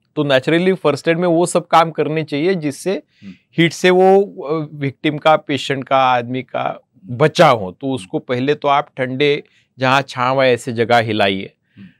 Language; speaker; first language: Hindi; non-native, local second language; Marathi